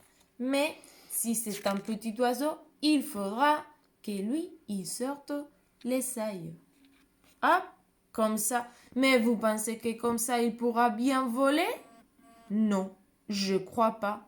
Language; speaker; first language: French; non-native, fluent; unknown